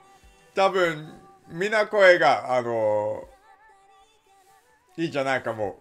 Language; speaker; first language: Japanese; non-native, learner; English